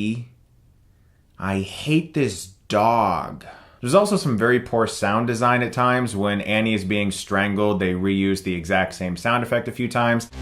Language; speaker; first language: English; native; English